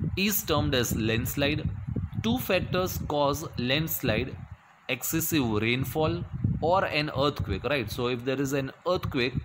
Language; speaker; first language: English; non-native, local second language; Gujarati